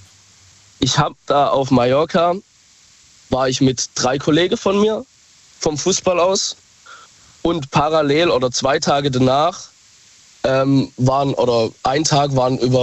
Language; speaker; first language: German; native; German